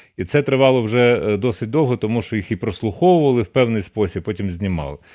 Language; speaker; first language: Ukrainian; native; Ukrainian